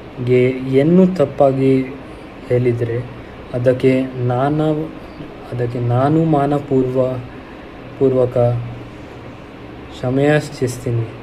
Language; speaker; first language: Kannada; non-native, local second language; Hindi